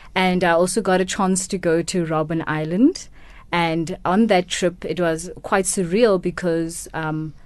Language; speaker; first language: English; non-native, local second language; Tswana